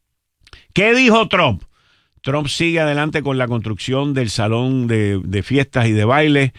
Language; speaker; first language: Spanish; native; Spanish